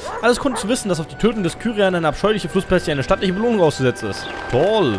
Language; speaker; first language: German; native; German